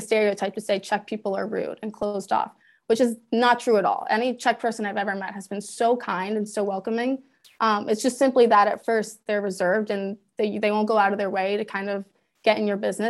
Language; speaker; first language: English; native; English